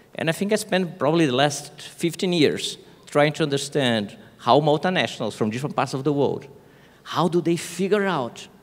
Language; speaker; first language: English; non-native, fluent; Portuguese